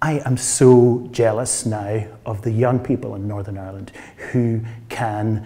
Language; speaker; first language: English; native; English